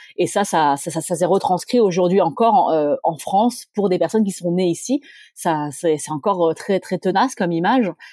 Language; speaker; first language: French; early bilingual, other home language; Chinese